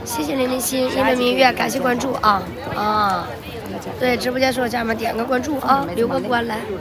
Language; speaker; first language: Chinese; native; Chinese